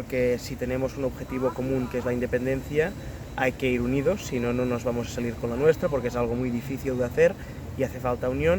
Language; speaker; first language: Spanish; non-native, local second language; Catalan